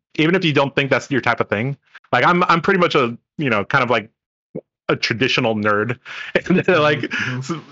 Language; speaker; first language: English; non-native, local second language; Cantonese